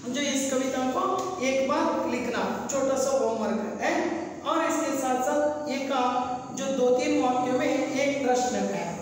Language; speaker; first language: Hindi; non-native, local second language; Kannada